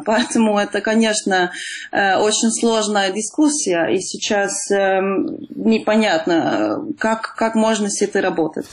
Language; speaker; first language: Russian; non-native, fluent; Dutch